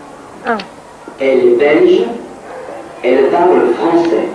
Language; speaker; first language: French; non-native, learner; Arabic